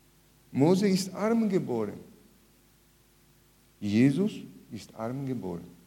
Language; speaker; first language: German; non-native, fluent; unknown